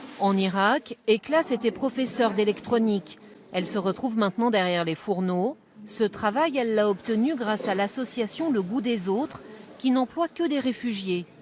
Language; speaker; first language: French; native; French